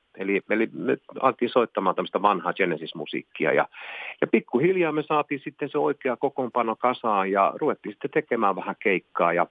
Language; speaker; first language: Finnish; non-native, local second language; Swedish